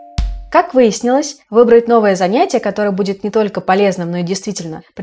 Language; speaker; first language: Russian; native; Russian